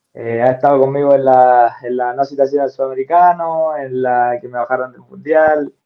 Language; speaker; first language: Spanish; native; Spanish